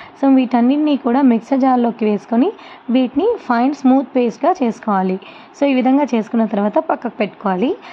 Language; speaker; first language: Telugu; non-native, local second language; Urdu